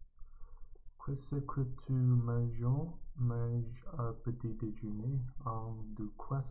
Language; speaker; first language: French; non-native, learner; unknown